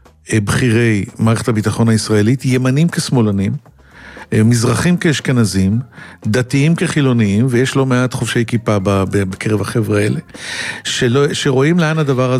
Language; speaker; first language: Hebrew; native; Hebrew